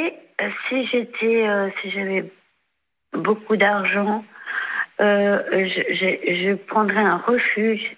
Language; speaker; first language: French; native; French